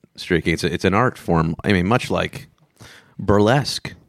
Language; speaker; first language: English; native; English